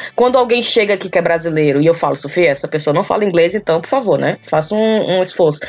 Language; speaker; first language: Portuguese; native; Portuguese